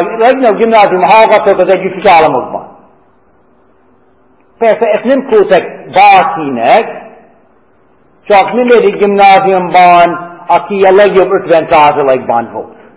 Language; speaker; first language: Hungarian; non-native, fluent; English